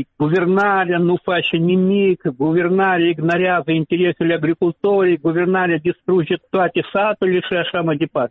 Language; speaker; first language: Romanian; non-native, local second language; Russian